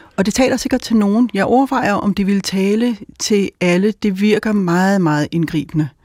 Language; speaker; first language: Danish; native; Danish